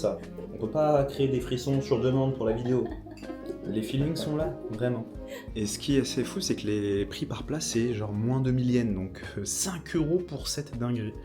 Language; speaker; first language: French; native; French